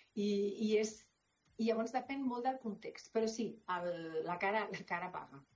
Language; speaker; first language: Catalan; non-native, local second language; Spanish